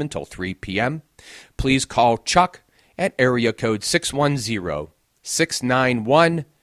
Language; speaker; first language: English; native; English